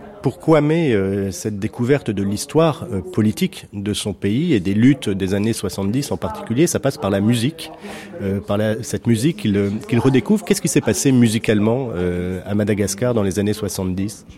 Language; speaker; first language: French; native; French